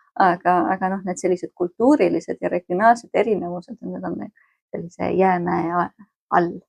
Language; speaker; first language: Estonian; native; Estonian